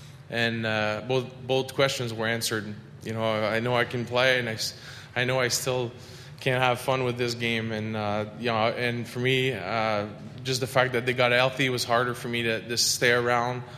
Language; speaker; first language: English; non-native, fluent; French